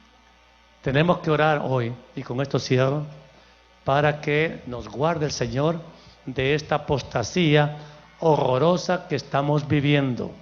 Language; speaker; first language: Spanish; native; Spanish